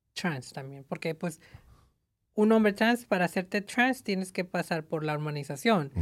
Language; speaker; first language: Spanish; early bilingual, heritage; Spanish